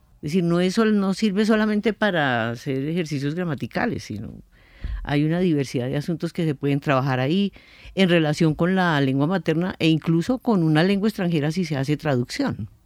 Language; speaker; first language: Spanish; native; Spanish